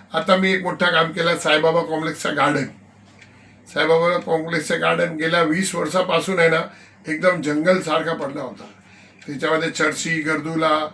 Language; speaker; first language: Marathi; non-native, local second language; Gujarati